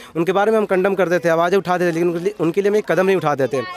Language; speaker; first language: Hindi; native; Hindi